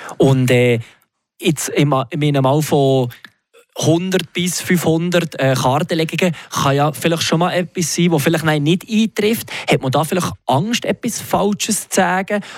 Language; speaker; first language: German; native; German